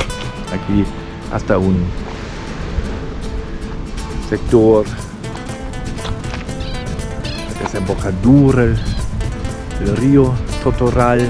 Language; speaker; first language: Spanish; non-native, fluent; German